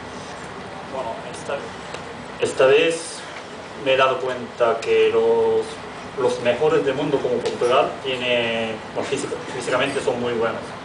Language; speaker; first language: Spanish; non-native, fluent; Japanese